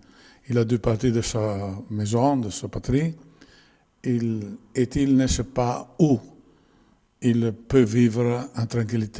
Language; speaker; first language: French; non-native, learner; Italian